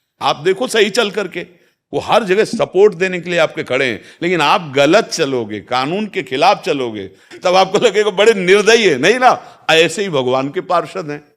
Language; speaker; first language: Hindi; native; Hindi